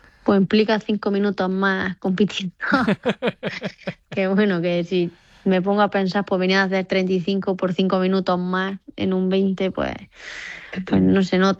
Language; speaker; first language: Spanish; native; Spanish